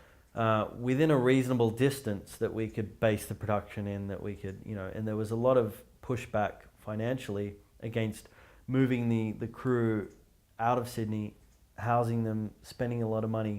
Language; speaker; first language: English; native; English